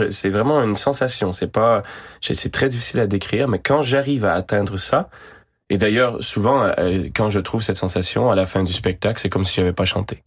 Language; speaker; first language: French; native; French